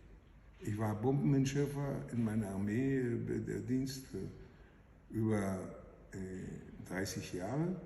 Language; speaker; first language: German; non-native, fluent; Hebrew